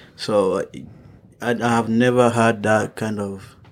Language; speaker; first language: English; non-native, local second language; Kinyarwanda